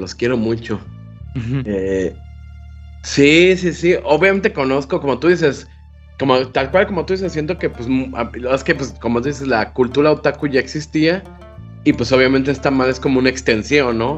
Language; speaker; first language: Spanish; native; Spanish